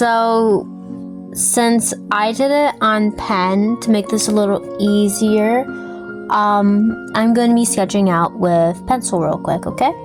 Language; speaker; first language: English; native; English